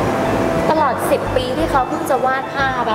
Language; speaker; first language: Thai; native; Thai